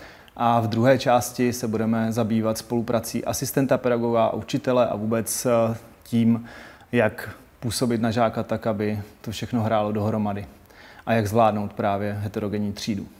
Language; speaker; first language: Czech; native; Czech